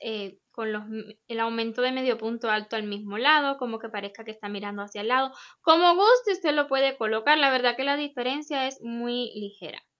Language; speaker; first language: Spanish; native; Spanish